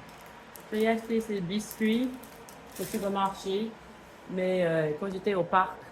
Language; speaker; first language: French; non-native, fluent; English